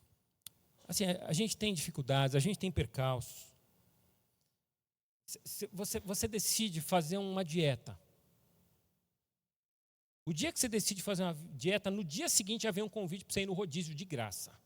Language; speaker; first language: Portuguese; native; Portuguese